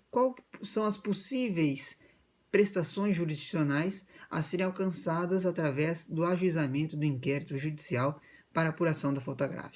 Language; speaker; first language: Portuguese; native; Portuguese